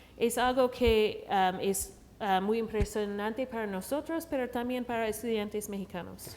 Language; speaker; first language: Spanish; non-native, fluent; English